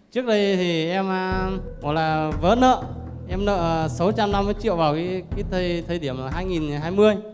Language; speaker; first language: Vietnamese; non-native, local second language; Iu Mien